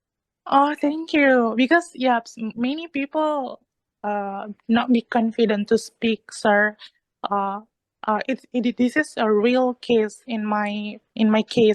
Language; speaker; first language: English; non-native, learner; Indonesian